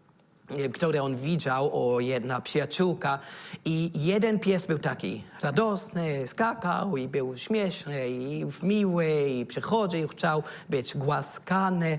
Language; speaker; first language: Polish; non-native, learner; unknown